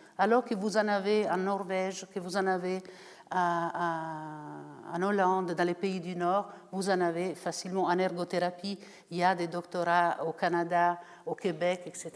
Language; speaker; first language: French; non-native, fluent; Italian